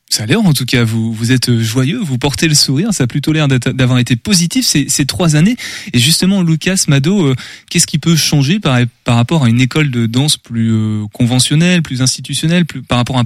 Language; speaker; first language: French; native; French